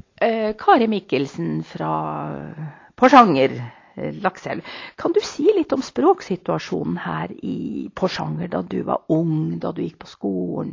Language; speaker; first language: Norwegian; native; Norwegian